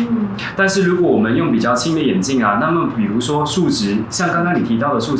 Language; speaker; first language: Chinese; native; Chinese